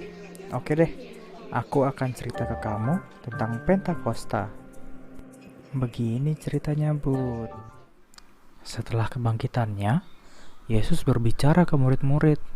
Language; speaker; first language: Indonesian; native; Indonesian